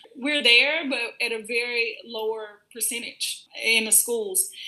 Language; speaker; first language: English; native; English